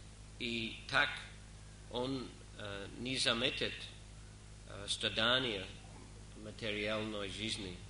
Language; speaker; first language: Russian; non-native, fluent; English